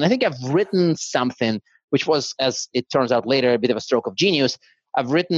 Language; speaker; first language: English; non-native, fluent; Russian